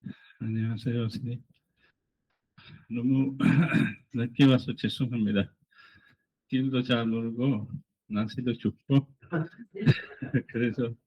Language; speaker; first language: Korean; non-native, fluent; Sinhala